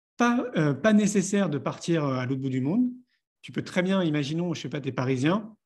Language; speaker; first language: French; native; French